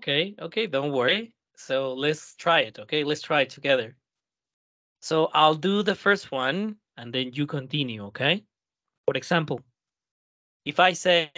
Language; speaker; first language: English; non-native, fluent; Spanish